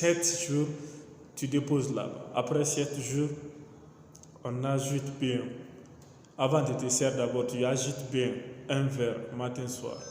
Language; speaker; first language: French; non-native, local second language; Mandingo